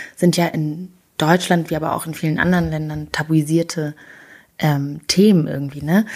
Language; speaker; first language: German; early bilingual, other home language; Kinyarwanda